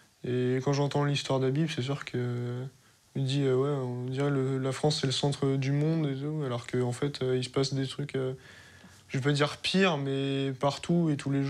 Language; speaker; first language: French; native; French